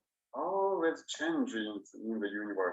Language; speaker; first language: English; non-native, learner; Chinese